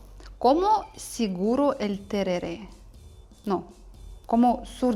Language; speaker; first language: Spanish; non-native, learner; Russian